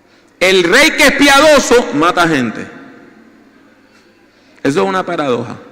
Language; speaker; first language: Spanish; native; Spanish